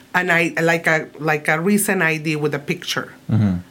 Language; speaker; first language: English; early bilingual, other home language; Spanish